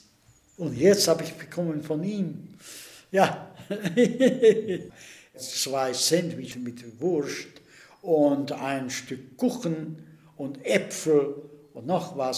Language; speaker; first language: German; non-native, fluent; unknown